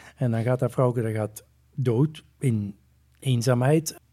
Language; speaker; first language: Dutch; native; Dutch